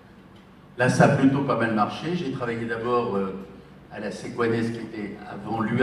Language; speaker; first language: French; native; French